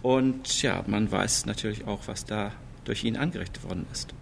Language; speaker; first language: German; non-native, fluent; English